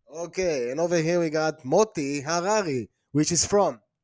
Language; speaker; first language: English; non-native, fluent; Hebrew